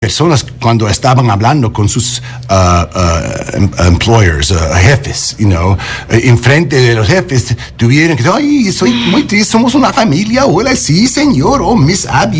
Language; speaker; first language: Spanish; early bilingual, heritage; English